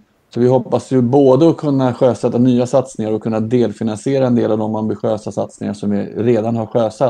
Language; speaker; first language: Swedish; native; Swedish